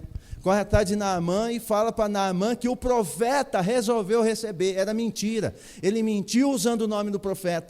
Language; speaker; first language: Portuguese; native; Portuguese